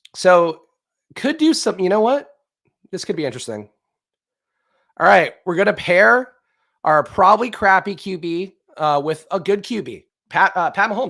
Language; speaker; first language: English; native; English